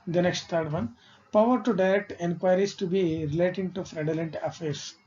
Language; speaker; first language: English; non-native, local second language; Kannada